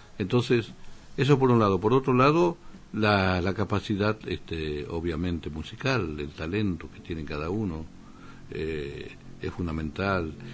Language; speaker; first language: Spanish; native; Spanish